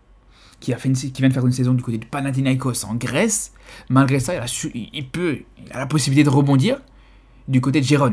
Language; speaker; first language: French; native; French